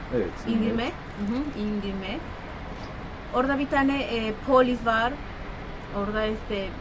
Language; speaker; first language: Turkish; non-native, learner; Spanish